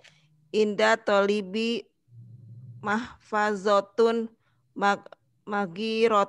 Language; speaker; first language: Arabic; non-native, learner; Indonesian